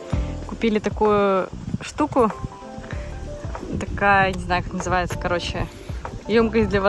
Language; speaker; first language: Russian; native; Russian